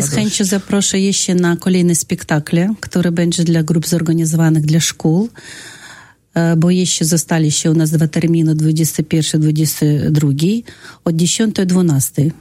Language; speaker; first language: Polish; non-native, fluent; Russian